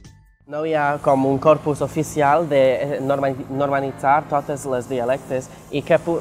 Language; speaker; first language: Catalan; non-native, fluent; English